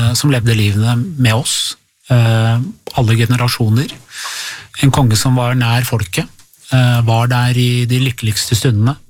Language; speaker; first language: Norwegian; early bilingual, other home language; Persian